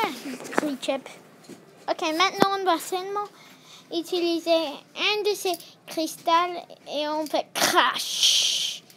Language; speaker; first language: French; non-native, learner; English